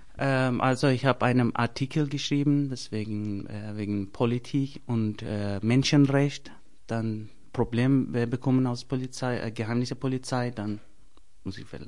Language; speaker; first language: German; non-native, learner; Persian